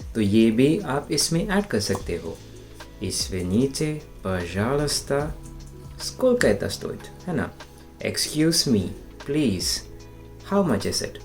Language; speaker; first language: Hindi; non-native, local second language; Malayalam